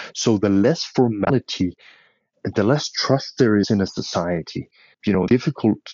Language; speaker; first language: English; non-native, fluent; Danish